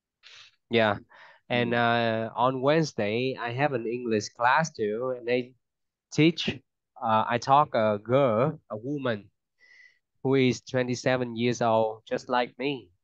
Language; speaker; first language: English; non-native, fluent; Vietnamese